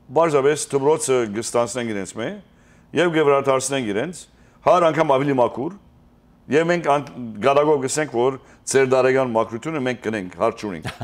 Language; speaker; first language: Armenian; early bilingual, heritage; Armenian